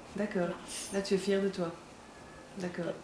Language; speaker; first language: French; native; French